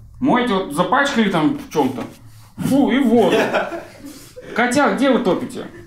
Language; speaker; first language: Russian; native; Russian